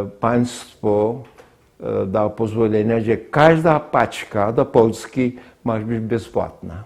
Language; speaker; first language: Polish; non-native, fluent; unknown